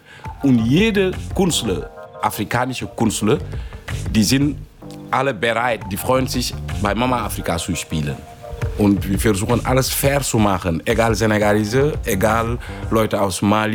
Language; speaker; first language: German; non-native, fluent; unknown